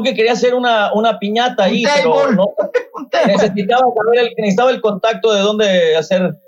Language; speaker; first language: Spanish; native; Spanish